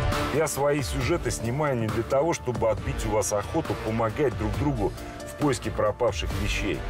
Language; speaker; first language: Russian; native; Russian